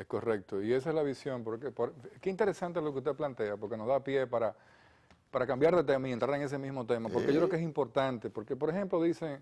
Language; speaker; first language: Spanish; native; Spanish